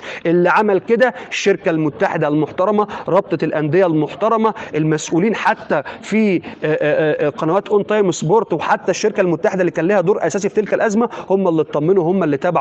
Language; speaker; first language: Arabic; native; Arabic